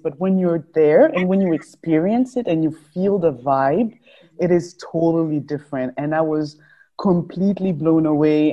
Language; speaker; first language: English; non-native, local second language; French